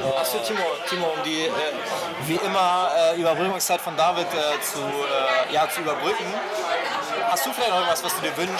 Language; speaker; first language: German; native; German